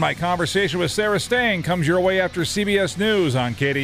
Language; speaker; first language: English; native; English